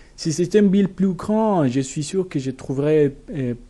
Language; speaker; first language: French; non-native, fluent; Spanish